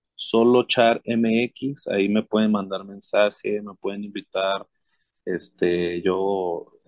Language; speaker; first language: Spanish; native; Spanish